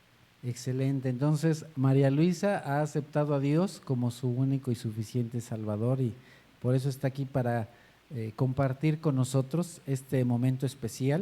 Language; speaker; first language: Spanish; native; Spanish